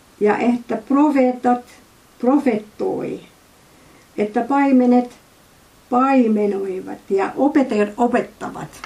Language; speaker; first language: Finnish; non-native, fluent; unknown